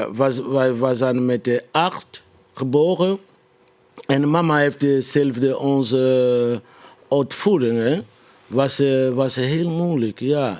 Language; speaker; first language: Dutch; non-native, fluent; Lingala